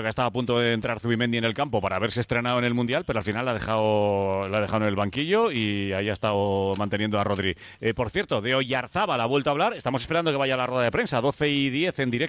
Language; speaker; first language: Spanish; native; Spanish